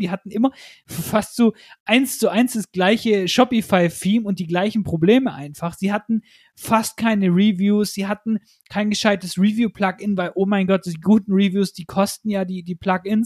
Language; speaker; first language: German; native; German